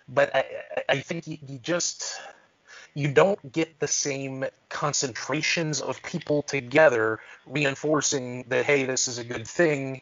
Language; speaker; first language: English; native; English